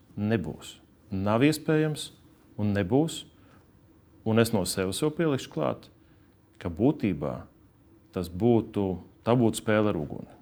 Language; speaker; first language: Latvian; native; Latvian